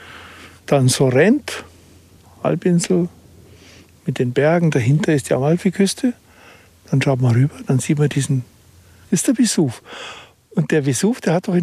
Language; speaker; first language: German; native; German